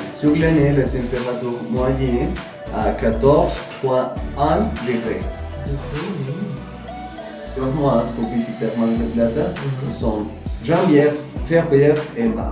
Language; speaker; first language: French; non-native, learner; Spanish